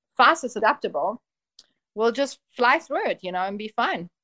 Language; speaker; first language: English; early bilingual, heritage; Polish